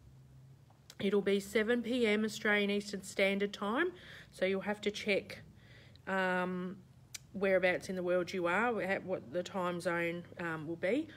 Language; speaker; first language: English; native; English